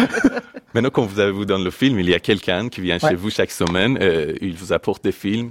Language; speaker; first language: French; non-native, fluent; Persian